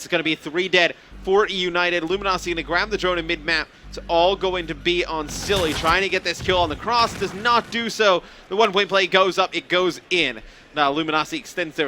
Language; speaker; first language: English; native; English